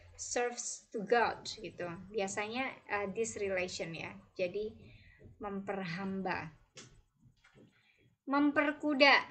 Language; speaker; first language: Indonesian; native; Indonesian